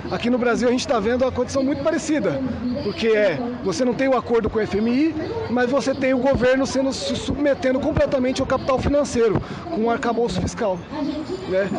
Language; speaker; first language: Portuguese; native; Portuguese